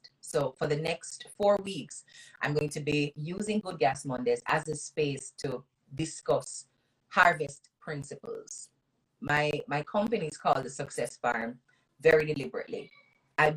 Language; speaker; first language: English; non-native, local second language; Jamaican Creole English